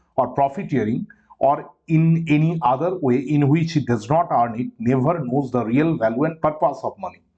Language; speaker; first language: English; non-native, local second language; Bangla